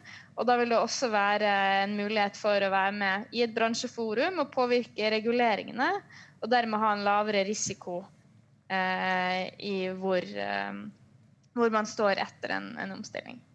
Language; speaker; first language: Norwegian; native; Norwegian